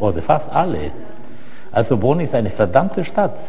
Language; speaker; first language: German; non-native, fluent; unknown